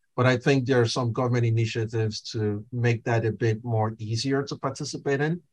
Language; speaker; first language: English; non-native, local second language; Igbo